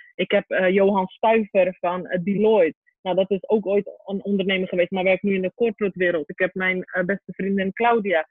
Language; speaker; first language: Dutch; early bilingual, other home language; Persian